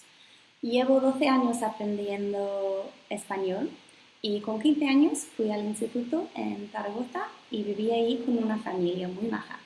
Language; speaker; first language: Spanish; non-native, fluent; English